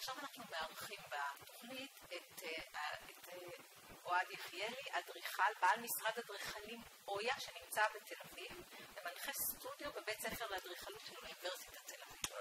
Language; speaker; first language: Hebrew; native; Hebrew